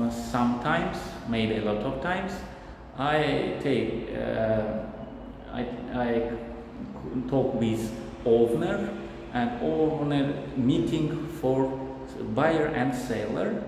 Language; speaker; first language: English; non-native, learner; Lezghian